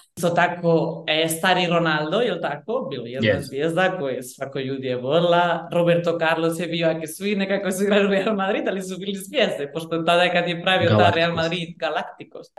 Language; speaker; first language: Croatian; early bilingual, heritage; Bosnian